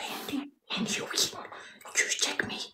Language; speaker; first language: English; non-native, learner; Amharic